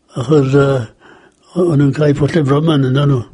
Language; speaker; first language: Welsh; native; Welsh